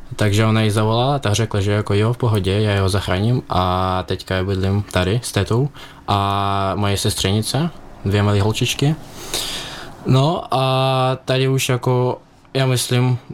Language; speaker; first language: Czech; non-native, learner; Ukrainian